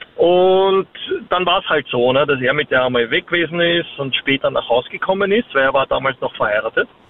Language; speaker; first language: German; native; German